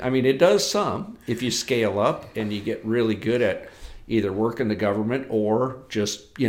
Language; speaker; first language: English; native; English